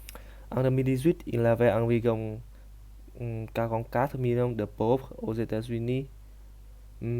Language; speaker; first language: French; non-native, learner; Vietnamese